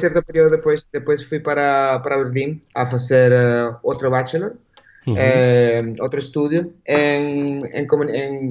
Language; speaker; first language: Portuguese; non-native, learner; Spanish